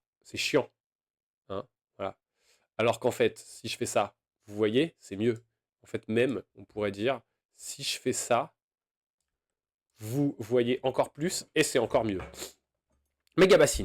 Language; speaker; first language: French; native; French